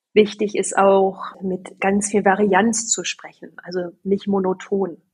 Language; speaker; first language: German; native; German